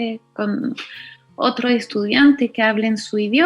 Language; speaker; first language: Spanish; non-native, fluent; French